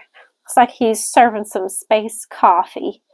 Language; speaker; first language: English; native; English